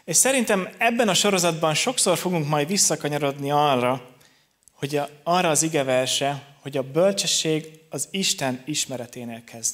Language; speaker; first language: Hungarian; native; Hungarian